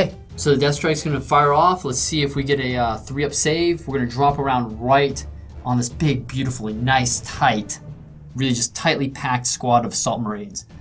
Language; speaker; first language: English; native; English